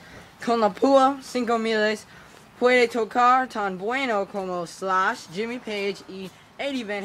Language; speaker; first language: Spanish; non-native, learner; English